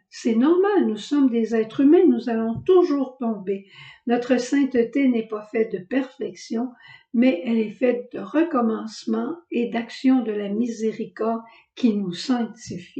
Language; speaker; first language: French; native; French